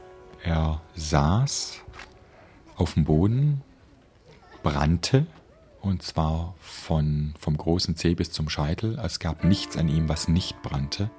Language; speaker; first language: German; native; German